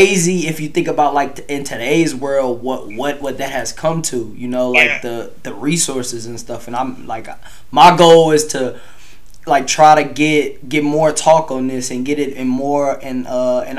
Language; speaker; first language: English; native; English